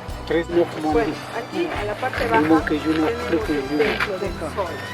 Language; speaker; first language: French; non-native, fluent; Spanish